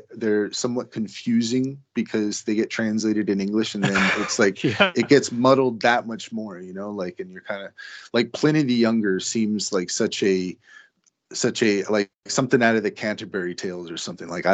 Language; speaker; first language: English; native; English